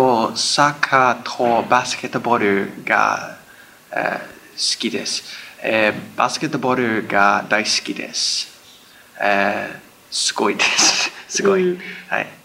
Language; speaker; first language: Japanese; non-native, learner; English